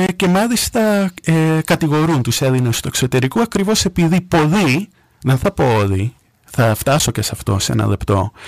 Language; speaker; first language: Greek; early bilingual, heritage; Greek